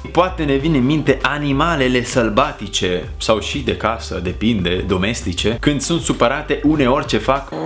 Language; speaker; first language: Romanian; non-native, fluent; Italian